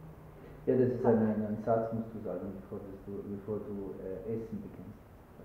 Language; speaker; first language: German; non-native, learner; Arabic